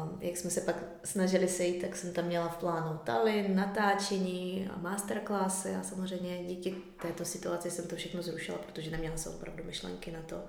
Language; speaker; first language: Czech; early bilingual, other home language; Russian